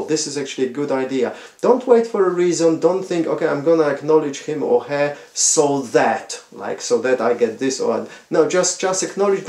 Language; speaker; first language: English; non-native, fluent; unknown